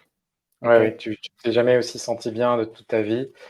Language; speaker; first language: French; native; French